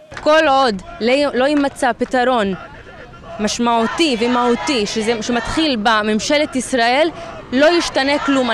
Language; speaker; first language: Hebrew; non-native, local second language; Arabic